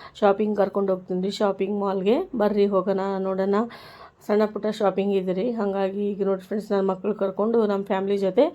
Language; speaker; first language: Kannada; native; Kannada